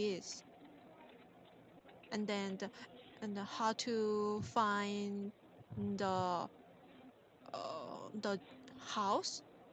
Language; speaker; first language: English; non-native, learner; Korean